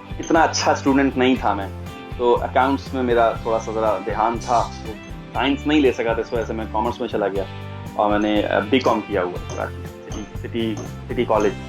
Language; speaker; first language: Urdu; non-native, local second language; Punjabi